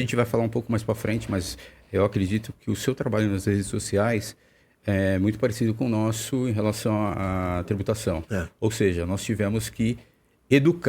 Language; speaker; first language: Portuguese; native; Portuguese